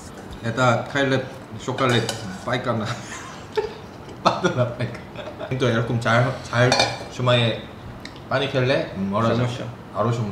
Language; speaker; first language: Bangla; non-native, learner; Korean